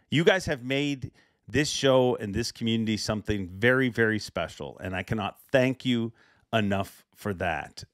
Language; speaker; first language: English; native; English